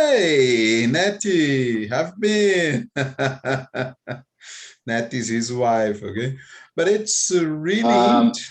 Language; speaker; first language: English; non-native, fluent; Portuguese